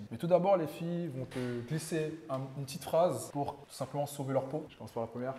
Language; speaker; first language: French; native; French